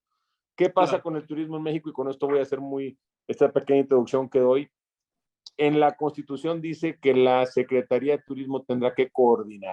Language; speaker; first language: Spanish; native; Spanish